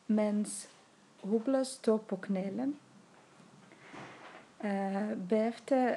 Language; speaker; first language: Danish; non-native, learner; Russian